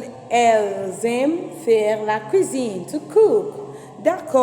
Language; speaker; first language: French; non-native, fluent; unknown